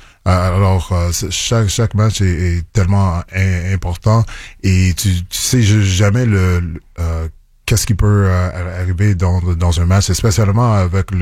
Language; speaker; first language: French; non-native, local second language; English